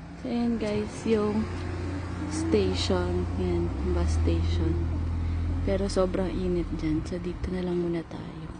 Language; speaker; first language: Filipino; native; Filipino